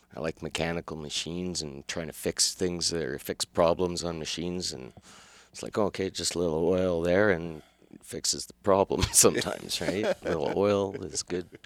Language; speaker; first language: English; native; English